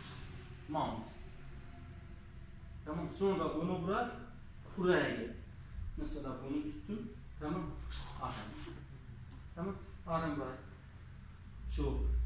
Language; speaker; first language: Turkish; non-native, learner; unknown